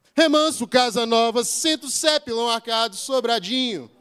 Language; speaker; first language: Portuguese; native; Portuguese